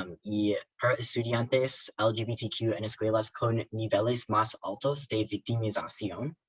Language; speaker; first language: Spanish; non-native, learner; English